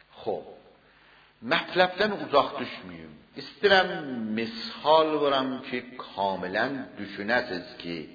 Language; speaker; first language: Persian; non-native, local second language; Azerbaijani